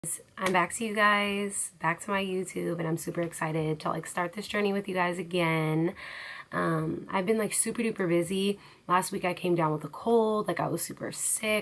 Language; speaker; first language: English; native; English